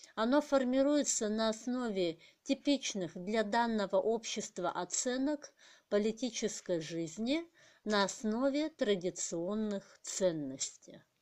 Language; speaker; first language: Russian; non-native, local second language; Kazakh